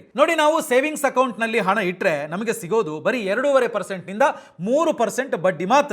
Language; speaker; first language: Kannada; native; Kannada